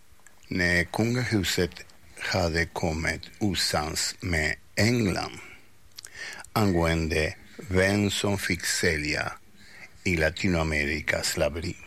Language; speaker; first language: Swedish; non-native, fluent; Spanish